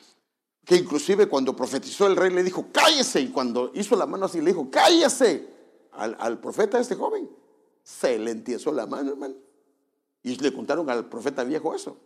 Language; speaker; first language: Spanish; native; Spanish